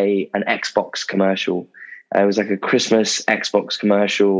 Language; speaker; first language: English; native; English